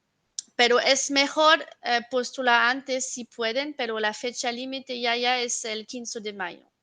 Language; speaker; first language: Spanish; non-native, fluent; French